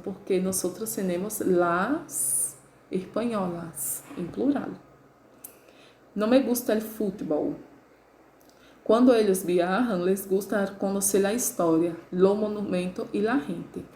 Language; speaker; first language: Spanish; non-native, learner; Portuguese